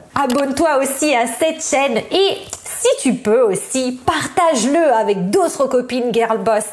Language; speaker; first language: French; non-native, fluent; Italian